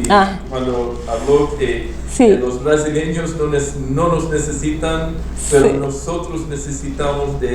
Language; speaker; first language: Spanish; non-native, fluent; Portuguese